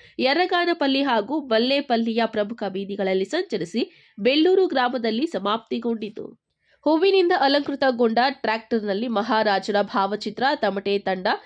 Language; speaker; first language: Kannada; native; Kannada